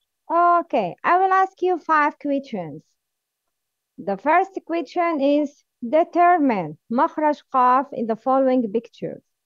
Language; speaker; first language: English; non-native, learner; Arabic